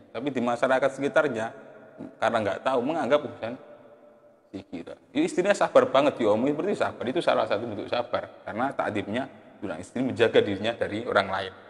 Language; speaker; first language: Indonesian; non-native, local second language; Javanese